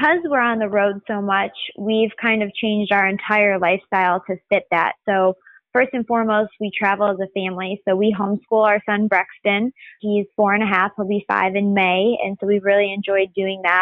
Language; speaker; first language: English; native; English